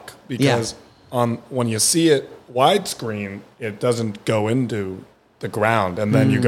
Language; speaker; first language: English; early bilingual, other home language; German